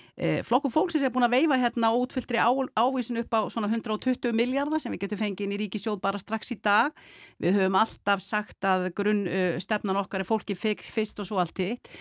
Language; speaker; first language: Icelandic; native; Icelandic